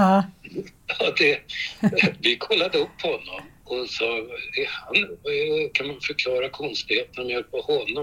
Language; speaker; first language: Swedish; native; Swedish